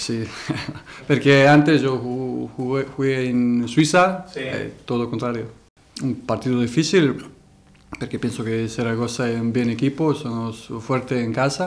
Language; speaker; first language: Spanish; non-native, learner; Serbian